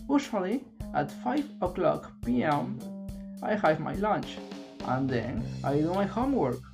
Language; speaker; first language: English; non-native, learner; Spanish